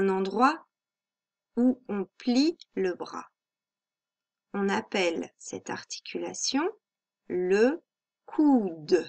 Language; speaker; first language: French; native; French